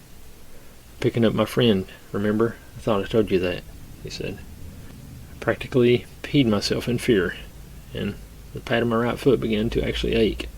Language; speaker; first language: English; native; English